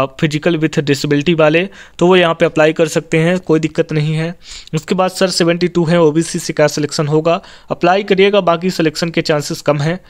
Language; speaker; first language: Hindi; native; Hindi